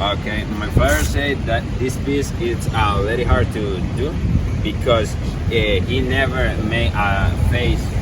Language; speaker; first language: English; non-native, learner; Spanish